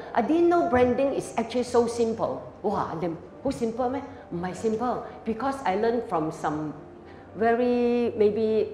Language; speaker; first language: English; non-native, local second language; Cantonese